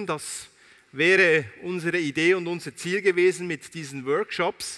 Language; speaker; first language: German; native; German